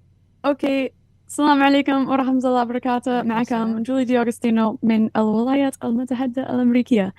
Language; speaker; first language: Arabic; non-native, fluent; English